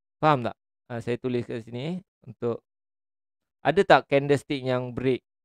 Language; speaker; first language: Malay; native; Malay